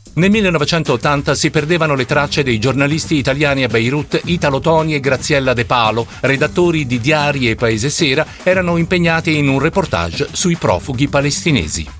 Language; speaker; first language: Italian; native; Italian